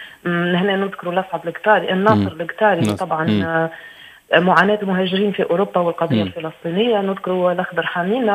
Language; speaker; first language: Arabic; native; Arabic